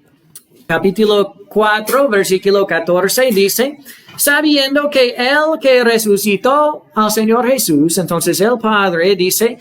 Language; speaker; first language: Spanish; non-native, fluent; English